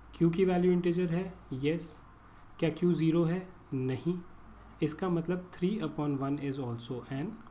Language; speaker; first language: Hindi; native; Hindi